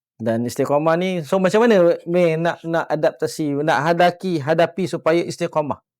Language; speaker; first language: Malay; native; Malay